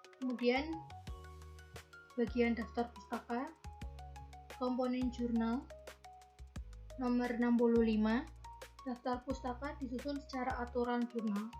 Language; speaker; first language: Indonesian; native; Indonesian